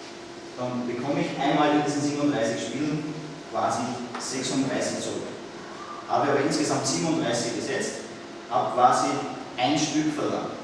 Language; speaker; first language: German; native; German